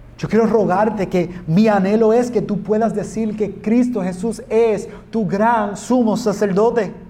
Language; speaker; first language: Spanish; non-native, fluent; English